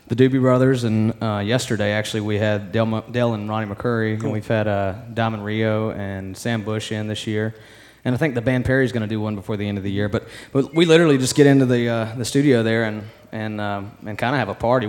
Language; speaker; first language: English; native; English